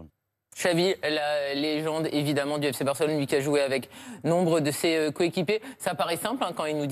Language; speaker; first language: French; native; French